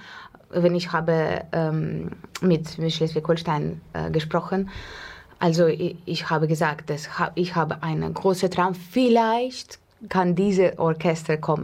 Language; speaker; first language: German; non-native, learner; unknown